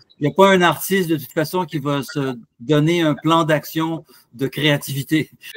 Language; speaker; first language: French; native; French